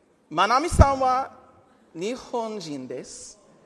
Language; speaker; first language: Japanese; non-native, learner; English